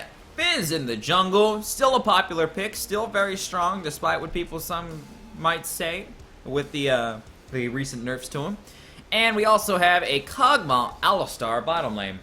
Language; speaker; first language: English; native; English